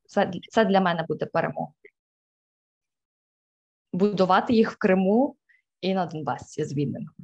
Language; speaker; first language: Ukrainian; native; Ukrainian